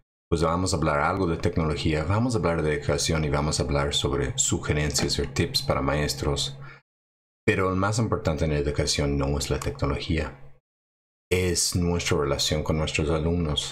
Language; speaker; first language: Spanish; non-native, fluent; English